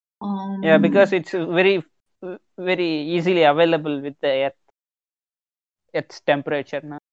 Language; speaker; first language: English; non-native, local second language; Tamil